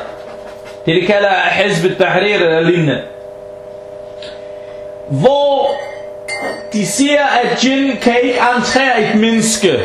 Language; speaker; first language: Danish; early bilingual, heritage; Danish